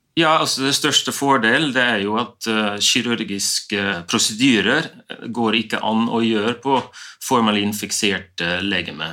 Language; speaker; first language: Norwegian; non-native, fluent; Dutch